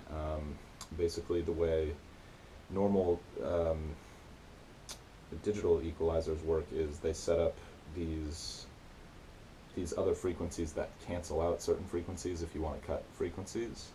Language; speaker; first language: English; native; English